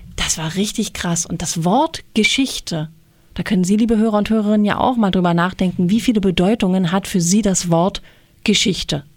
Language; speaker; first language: German; native; German